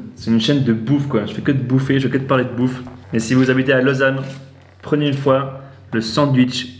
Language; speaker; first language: French; native; French